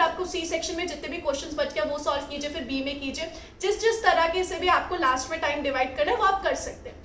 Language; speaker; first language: Hindi; native; Hindi